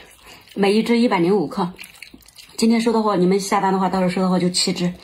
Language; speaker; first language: Chinese; native; Chinese